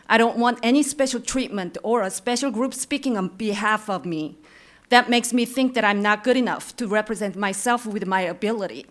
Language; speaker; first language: English; non-native, fluent; Korean